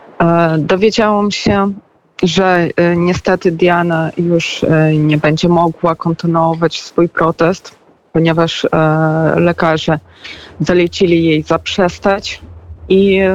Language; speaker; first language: Polish; non-native, fluent; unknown